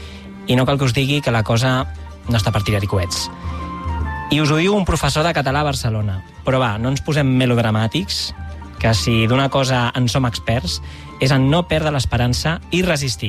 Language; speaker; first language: Catalan; native; Catalan